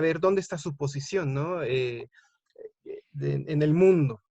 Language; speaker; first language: Spanish; native; Spanish